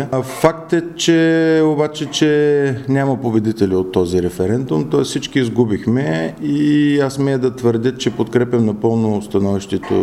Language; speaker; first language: Bulgarian; native; Bulgarian